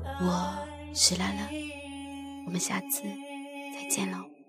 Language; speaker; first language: Chinese; native; Chinese